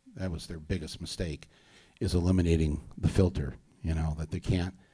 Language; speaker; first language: English; native; English